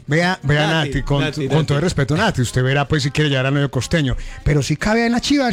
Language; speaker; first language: Spanish; native; Spanish